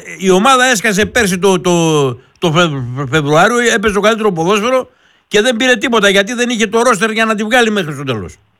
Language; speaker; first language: Greek; native; Greek